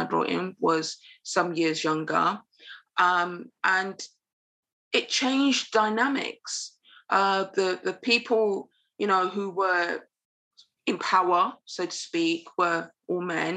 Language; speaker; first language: English; native; English